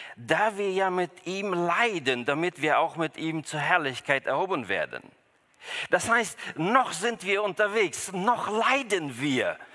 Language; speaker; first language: German; early bilingual, other home language; Russian